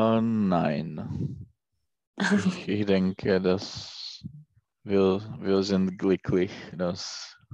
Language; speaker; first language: German; non-native, learner; Czech